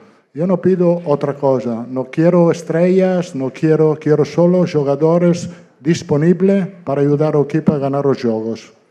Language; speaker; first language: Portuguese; non-native, learner; Italian